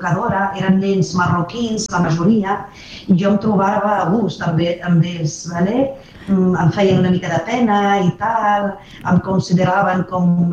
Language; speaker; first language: Catalan; non-native, fluent; Arabic